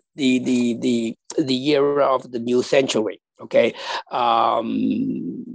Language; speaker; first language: English; non-native, fluent; Chinese